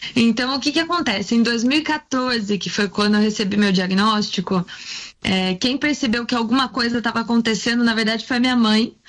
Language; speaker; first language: Portuguese; native; Portuguese